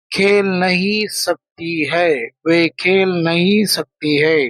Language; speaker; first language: Hindi; non-native, local second language; Kannada